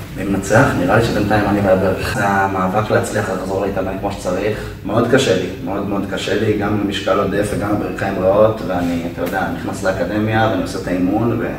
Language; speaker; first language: Hebrew; native; Hebrew